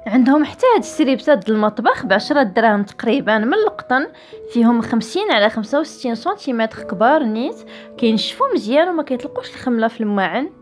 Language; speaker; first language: Arabic; native; Arabic